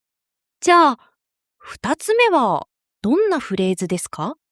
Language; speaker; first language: Japanese; non-native, fluent; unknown